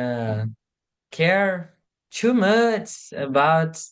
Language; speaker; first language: English; non-native, learner; Portuguese